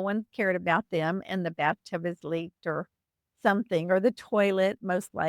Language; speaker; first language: English; native; English